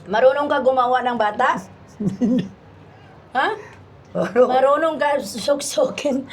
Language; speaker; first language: Filipino; non-native, local second language; Cebuano